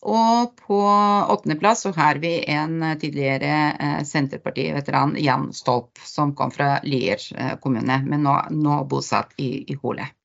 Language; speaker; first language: Norwegian; non-native, fluent; Bulgarian